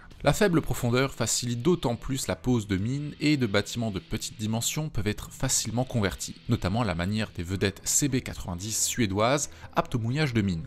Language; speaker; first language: French; native; French